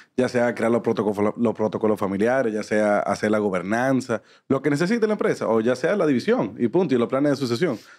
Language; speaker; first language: Spanish; native; Spanish